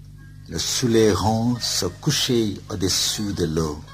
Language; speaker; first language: French; non-native, fluent; Bangla